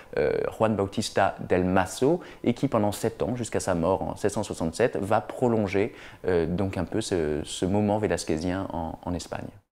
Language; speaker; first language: French; native; French